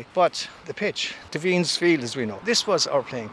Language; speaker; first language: English; native; English